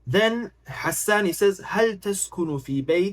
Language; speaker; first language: Arabic; non-native, fluent; English